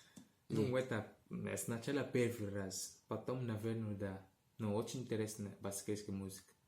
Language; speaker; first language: Russian; non-native, learner; Portuguese